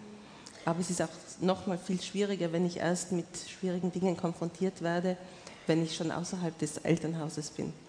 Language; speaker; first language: German; non-native, fluent; Danish